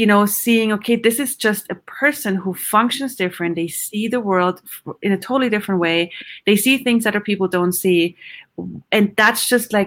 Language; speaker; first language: English; non-native, fluent; German